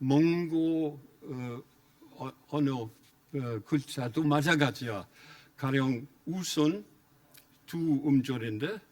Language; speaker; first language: Korean; non-native, fluent; German